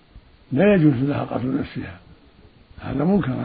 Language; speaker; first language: Arabic; native; Arabic